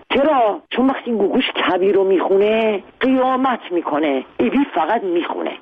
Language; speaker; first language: Persian; non-native, local second language; Armenian